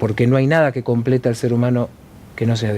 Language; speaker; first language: Spanish; native; Spanish